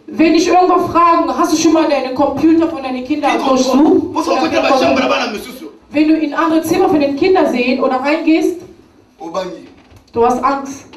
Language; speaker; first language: German; non-native, learner; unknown